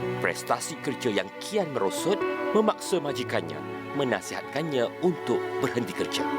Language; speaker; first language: Malay; native; Malay